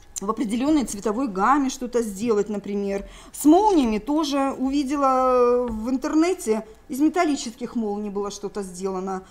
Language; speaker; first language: Russian; native; Russian